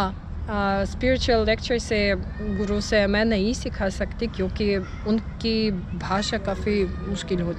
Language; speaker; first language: Hindi; non-native, fluent; Russian